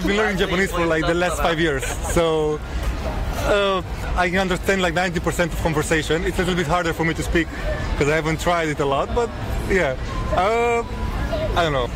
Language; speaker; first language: English; non-native, fluent; Romanian